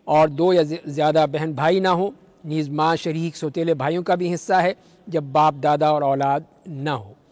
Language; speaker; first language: Urdu; native; Urdu